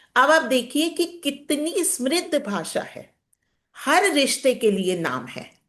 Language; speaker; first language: Hindi; native; Hindi